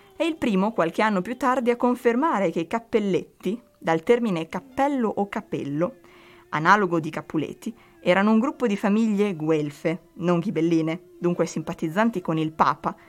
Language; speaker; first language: Italian; native; Italian